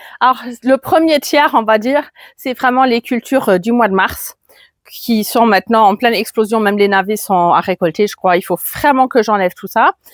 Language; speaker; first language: French; non-native, fluent; German